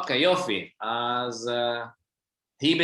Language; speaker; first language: Hebrew; non-native, fluent; Indonesian